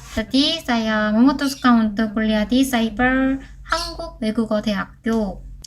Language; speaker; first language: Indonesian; non-native, learner; Korean